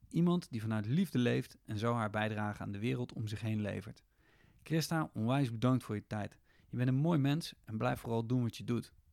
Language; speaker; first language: Dutch; native; Dutch